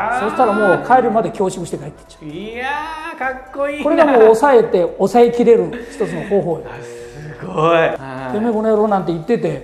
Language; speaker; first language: Japanese; native; Japanese